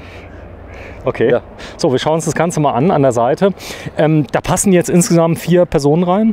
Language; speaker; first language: German; native; German